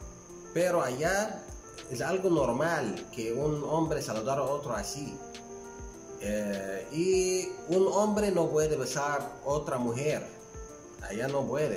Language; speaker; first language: Spanish; non-native, fluent; Arabic